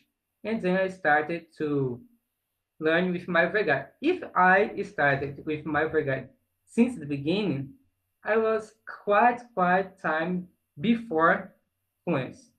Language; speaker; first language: English; non-native, learner; Portuguese